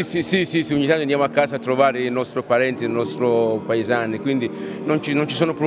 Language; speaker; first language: Italian; non-native, fluent; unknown